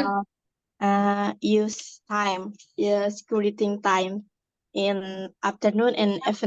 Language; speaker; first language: English; non-native, learner; Indonesian